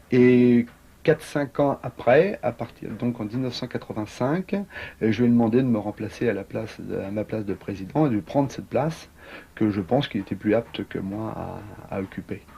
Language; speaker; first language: French; native; French